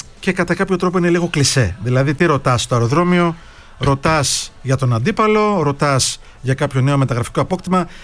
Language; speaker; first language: Greek; native; Greek